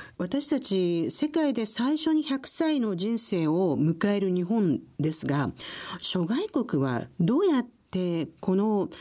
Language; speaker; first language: Japanese; native; Japanese